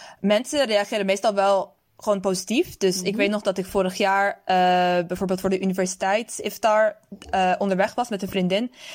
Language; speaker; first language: Dutch; early bilingual, other home language; Persian